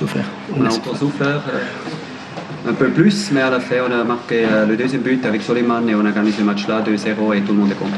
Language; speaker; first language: French; non-native, fluent; German